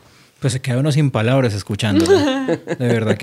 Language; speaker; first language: Spanish; native; Spanish